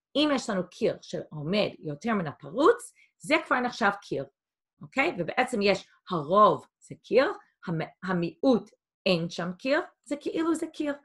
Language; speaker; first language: Hebrew; non-native, fluent; English